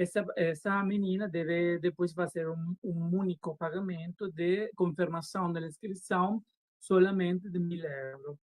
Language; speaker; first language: Portuguese; non-native, learner; Spanish